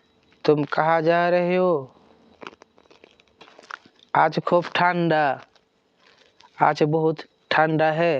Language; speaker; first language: Hindi; non-native, learner; Bangla